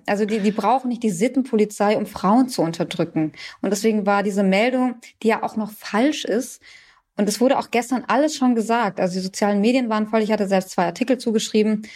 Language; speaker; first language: German; early bilingual, other home language; Persian